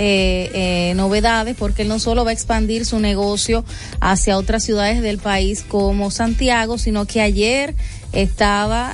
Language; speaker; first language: Spanish; native; Spanish